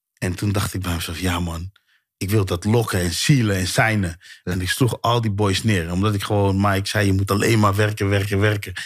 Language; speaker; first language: Dutch; early bilingual, other home language; Sranan Tongo